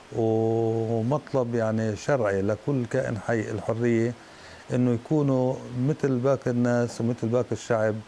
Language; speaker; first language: Arabic; native; Arabic